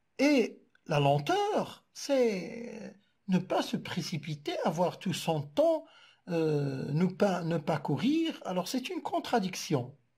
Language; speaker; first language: French; non-native, local second language; Arabic